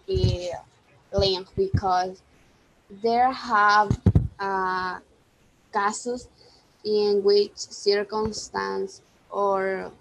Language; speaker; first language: English; non-native, learner; Spanish